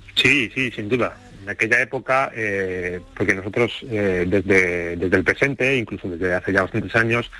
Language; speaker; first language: Spanish; native; Spanish